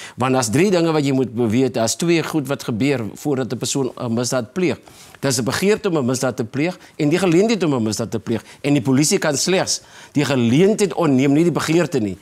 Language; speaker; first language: Afrikaans; native; Afrikaans